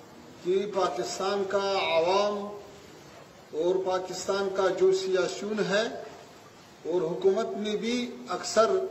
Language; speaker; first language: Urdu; non-native, fluent; Pashto